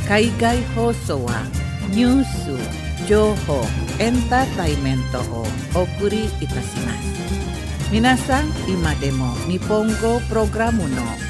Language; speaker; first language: Japanese; non-native, fluent; Indonesian